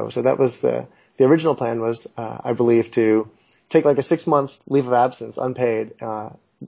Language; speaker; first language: English; native; English